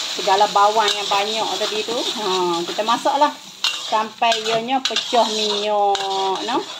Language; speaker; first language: Malay; native; Malay